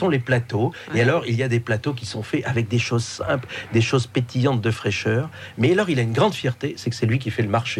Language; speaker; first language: French; native; French